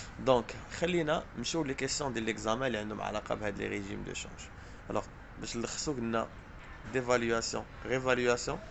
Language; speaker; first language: French; non-native, local second language; Arabic